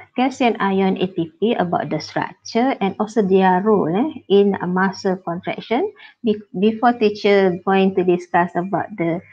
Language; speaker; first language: English; non-native, local second language; Malay